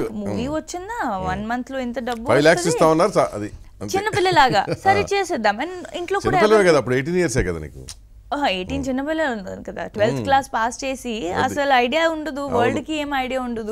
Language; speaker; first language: Telugu; non-native, local second language; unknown